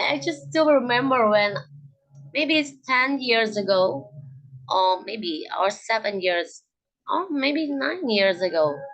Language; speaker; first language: English; non-native, learner; Indonesian